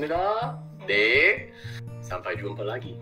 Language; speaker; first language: Indonesian; non-native, learner; English